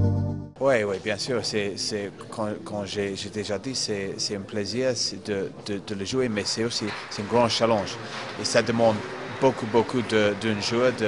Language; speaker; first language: French; non-native, fluent; English